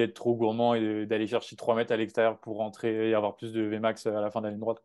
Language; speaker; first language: French; native; French